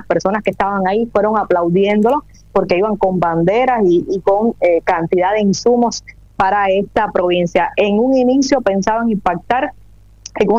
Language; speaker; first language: Spanish; native; Spanish